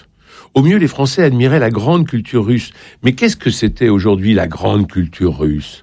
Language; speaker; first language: French; native; French